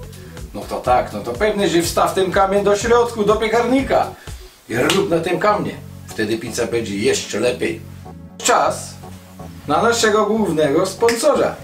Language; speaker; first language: Polish; non-native, learner; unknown